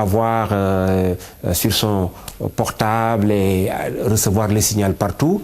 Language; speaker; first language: French; non-native, local second language; Wolof